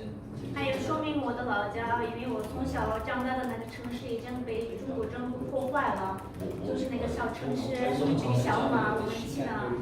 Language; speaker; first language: Chinese; non-native, local second language; Uyghur